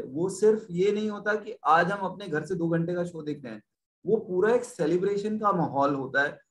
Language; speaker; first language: Hindi; native; Hindi